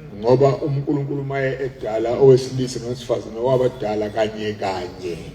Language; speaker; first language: Zulu; native; Zulu